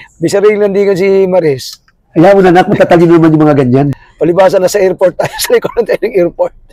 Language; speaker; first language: Filipino; non-native, local second language; Cebuano